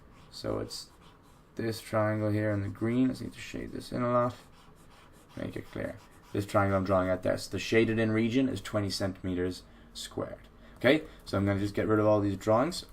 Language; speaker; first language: English; native; English